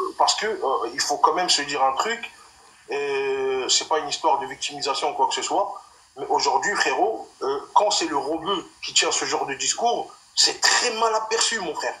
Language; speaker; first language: French; early bilingual, other home language; Arabic